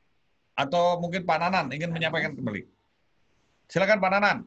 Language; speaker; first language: Indonesian; native; Indonesian